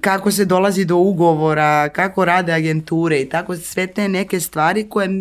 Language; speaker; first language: Serbian; native; Serbian